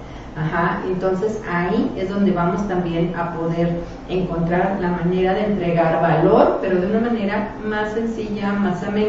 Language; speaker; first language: Spanish; native; Spanish